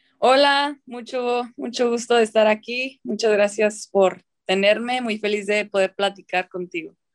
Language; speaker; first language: Spanish; early bilingual, heritage; Spanish